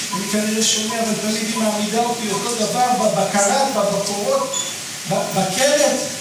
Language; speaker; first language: Hebrew; native; Hebrew